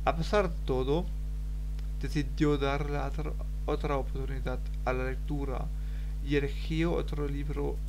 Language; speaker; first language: Spanish; non-native, learner; German